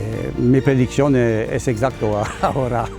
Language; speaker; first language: Spanish; non-native, learner; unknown